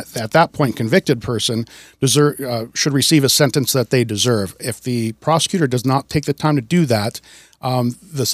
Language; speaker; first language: English; native; English